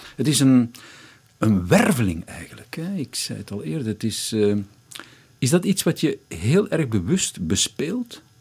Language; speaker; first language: Dutch; native; Dutch